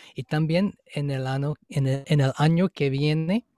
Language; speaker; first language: Spanish; non-native, fluent; English